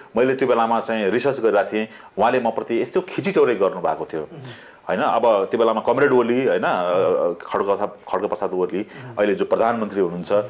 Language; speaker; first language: Nepali; native; Nepali